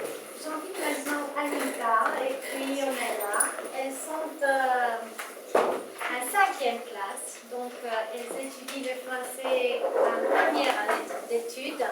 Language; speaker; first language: French; non-native, fluent; Romanian